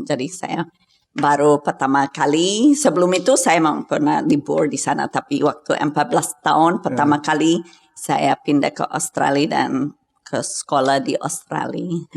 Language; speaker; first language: Indonesian; non-native, fluent; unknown